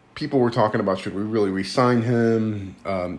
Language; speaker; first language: English; early bilingual, other home language; Greek